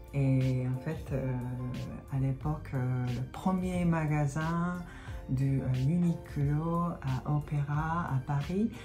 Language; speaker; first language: French; non-native, fluent; Japanese